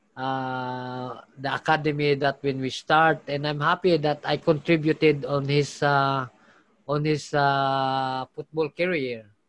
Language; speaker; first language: English; non-native, local second language; Filipino